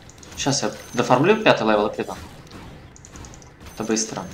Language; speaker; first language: Russian; native; Russian